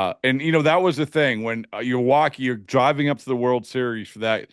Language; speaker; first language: English; native; English